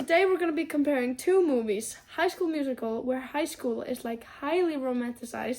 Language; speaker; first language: English; non-native, learner; Icelandic